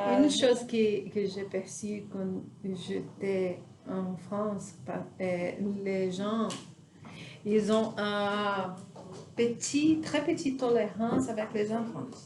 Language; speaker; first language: French; non-native, learner; Portuguese